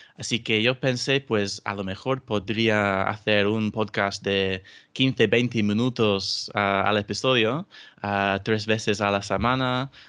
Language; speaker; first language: Spanish; non-native, fluent; English